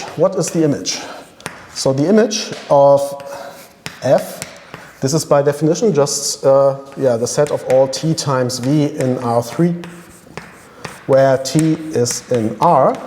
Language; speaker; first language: English; non-native, fluent; German